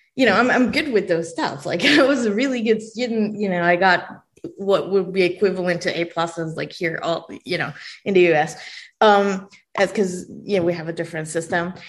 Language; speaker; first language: English; non-native, fluent; Hebrew